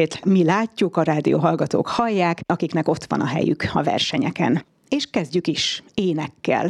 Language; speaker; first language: Hungarian; native; Hungarian